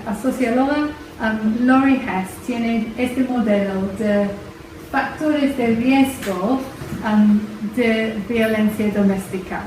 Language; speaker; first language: Spanish; non-native, fluent; English